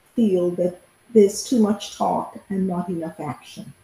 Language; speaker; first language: English; native; English